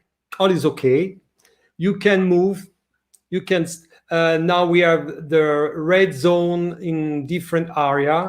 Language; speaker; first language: English; non-native, learner; French